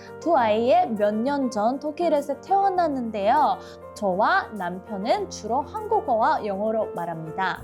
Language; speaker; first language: Korean; non-native, fluent; Russian